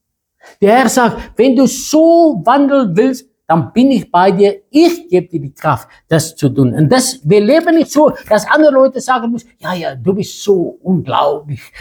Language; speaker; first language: German; non-native, fluent; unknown